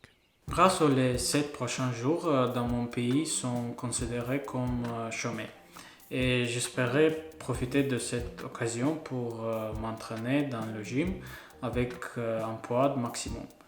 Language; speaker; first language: French; non-native, learner; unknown